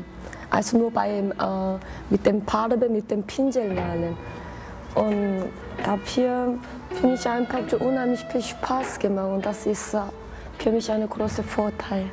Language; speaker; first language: German; non-native, fluent; Korean